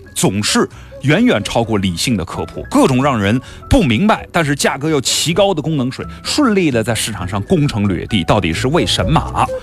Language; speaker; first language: Chinese; native; Chinese